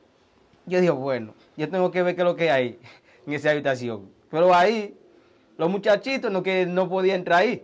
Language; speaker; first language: Spanish; early bilingual, other home language; Haitian Creole